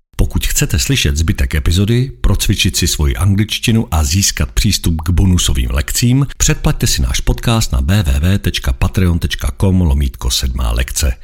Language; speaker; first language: Czech; native; Czech